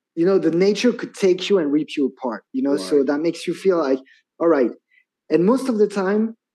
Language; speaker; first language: English; non-native, fluent; French